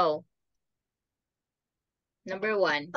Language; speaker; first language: English; non-native, fluent; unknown